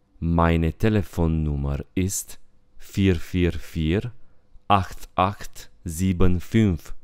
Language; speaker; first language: German; non-native, fluent; Romanian